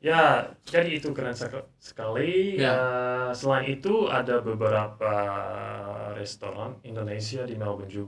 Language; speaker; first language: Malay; non-native, learner; English